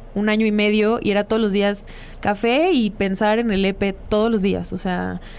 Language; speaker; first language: Spanish; native; Spanish